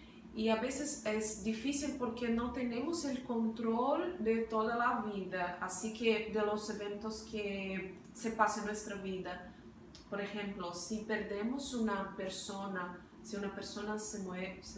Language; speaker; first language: Spanish; non-native, fluent; Portuguese